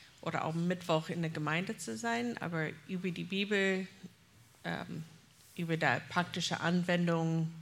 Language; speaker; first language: German; non-native, fluent; English